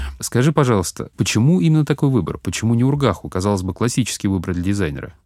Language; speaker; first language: Russian; native; Russian